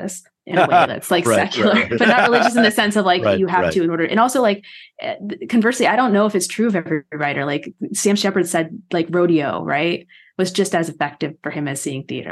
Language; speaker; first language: English; native; English